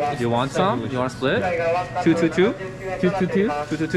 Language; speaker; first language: English; non-native, learner; Korean